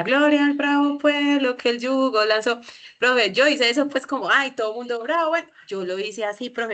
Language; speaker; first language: Spanish; native; Spanish